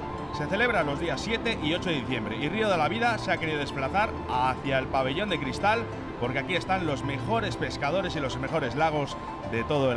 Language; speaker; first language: Spanish; native; Spanish